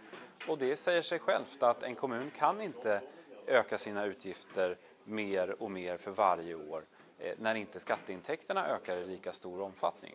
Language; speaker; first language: Swedish; native; Swedish